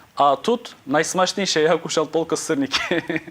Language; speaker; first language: Ukrainian; non-native, learner; Turkish